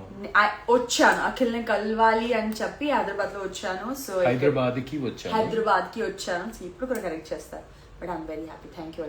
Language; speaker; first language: Telugu; non-native, learner; Gujarati